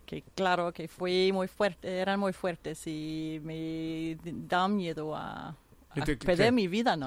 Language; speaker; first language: Spanish; non-native, fluent; Danish